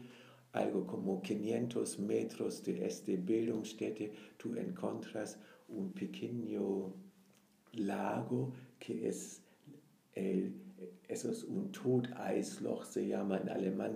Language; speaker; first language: Spanish; non-native, fluent; German